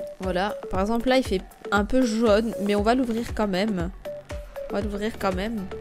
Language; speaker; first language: French; native; French